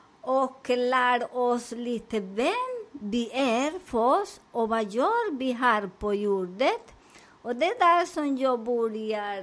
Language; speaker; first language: Swedish; non-native, fluent; Spanish